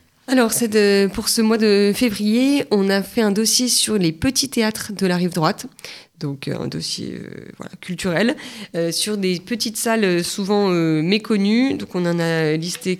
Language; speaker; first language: French; native; French